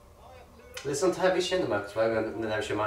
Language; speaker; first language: Swedish; native; Swedish